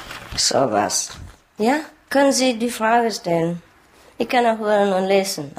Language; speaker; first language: German; non-native, learner; Vietnamese